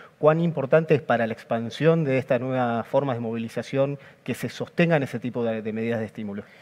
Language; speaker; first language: Spanish; native; Spanish